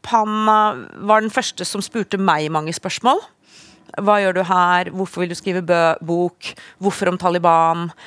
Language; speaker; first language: Norwegian; native; Norwegian